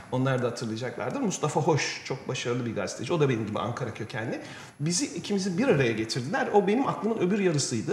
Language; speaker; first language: Turkish; native; Turkish